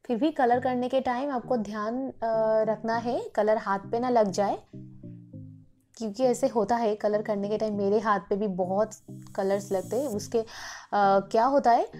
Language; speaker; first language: Hindi; non-native, local second language; Bangla